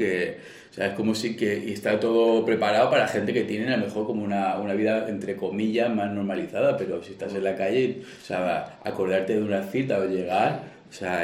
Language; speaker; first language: Spanish; native; Spanish